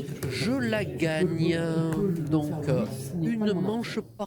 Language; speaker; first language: French; native; French